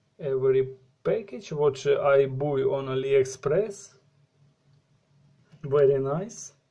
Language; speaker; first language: English; non-native, learner; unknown